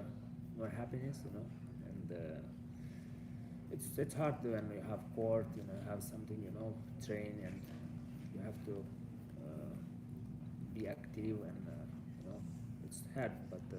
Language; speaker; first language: English; non-native, learner; Russian